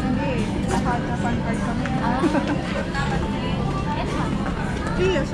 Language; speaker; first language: Japanese; non-native, learner; Filipino